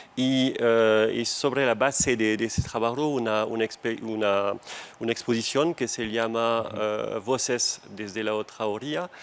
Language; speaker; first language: Spanish; non-native, fluent; French